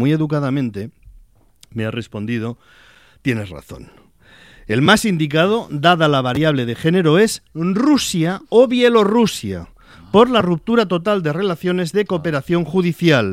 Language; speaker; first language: Spanish; native; Spanish